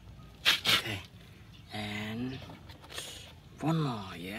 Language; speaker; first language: English; non-native, learner; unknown